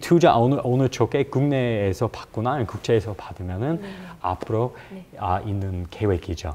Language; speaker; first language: Korean; non-native, learner; English